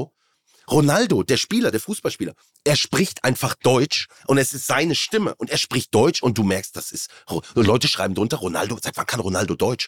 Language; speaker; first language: German; native; German